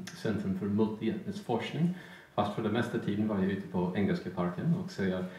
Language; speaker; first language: Swedish; non-native, fluent; English